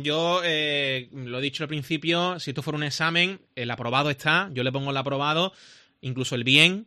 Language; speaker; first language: Spanish; native; Spanish